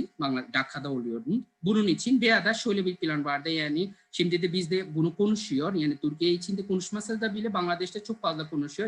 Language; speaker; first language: Turkish; non-native, learner; Bangla